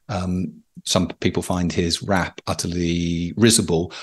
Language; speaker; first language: English; native; English